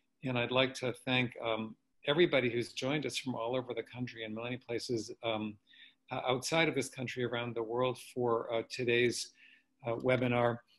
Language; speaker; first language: English; native; English